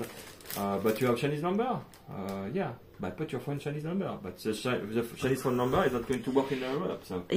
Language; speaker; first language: English; non-native, learner; French